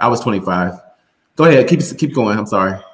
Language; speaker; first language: English; native; English